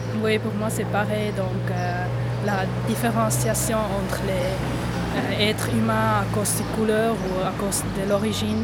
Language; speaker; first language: French; non-native, local second language; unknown